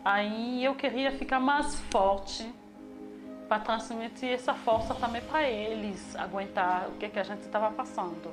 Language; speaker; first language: Portuguese; non-native, fluent; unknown